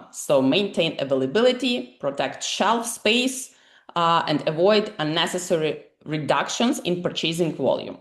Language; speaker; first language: English; non-native, fluent; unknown